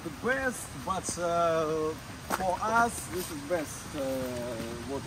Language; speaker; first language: English; non-native, learner; Thai